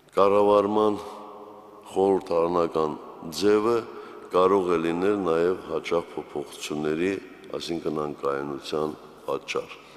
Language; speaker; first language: Armenian; native; Armenian